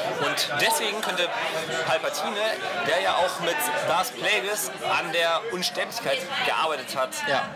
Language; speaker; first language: German; native; German